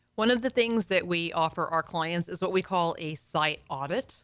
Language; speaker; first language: English; native; English